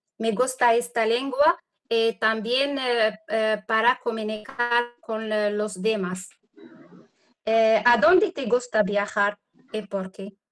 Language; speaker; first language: Spanish; non-native, learner; Arabic